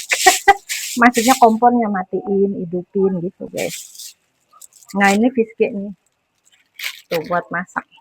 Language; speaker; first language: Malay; non-native, local second language; Indonesian